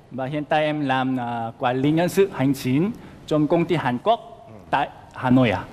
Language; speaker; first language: Vietnamese; non-native, fluent; Korean